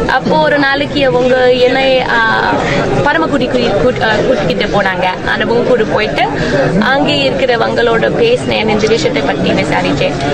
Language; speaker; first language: Tamil; non-native, fluent; English